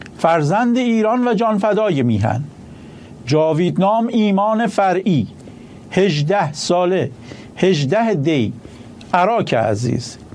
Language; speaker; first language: Persian; native; Persian